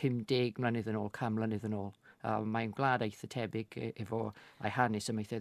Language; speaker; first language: Welsh; non-native, fluent; English